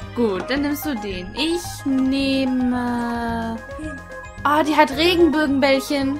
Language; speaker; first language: German; native; German